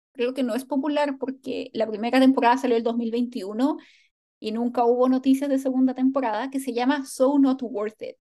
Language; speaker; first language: Spanish; native; Spanish